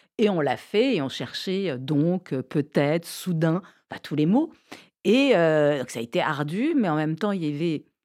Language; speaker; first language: French; early bilingual, other home language; Persian